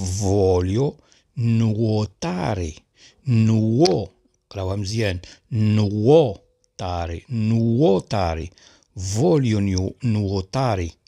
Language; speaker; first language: Italian; non-native, learner; Arabic